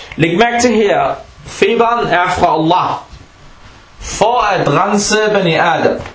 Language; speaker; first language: Danish; non-native, fluent; Arabic